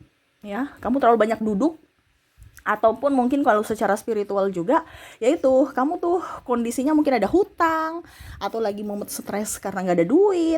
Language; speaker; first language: Indonesian; native; Indonesian